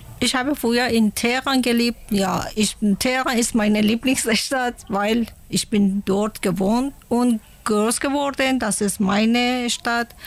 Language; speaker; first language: German; non-native, learner; Persian